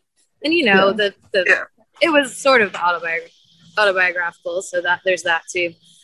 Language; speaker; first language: English; native; English